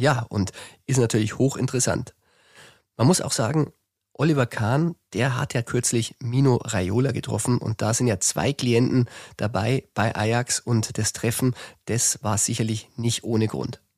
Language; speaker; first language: German; native; German